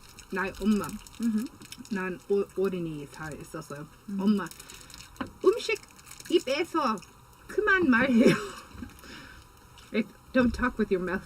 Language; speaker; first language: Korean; non-native, learner; English